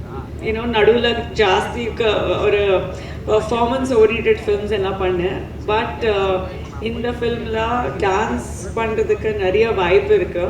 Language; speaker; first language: Tamil; non-native, fluent; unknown